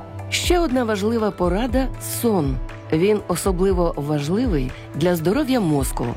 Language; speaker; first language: Ukrainian; native; Ukrainian